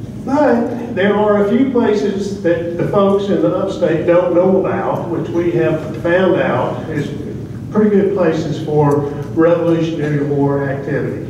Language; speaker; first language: English; native; English